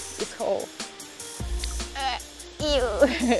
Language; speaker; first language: English; non-native, learner; Thai